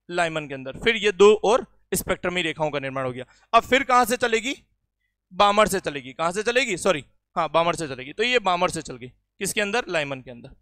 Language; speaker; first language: Hindi; native; Hindi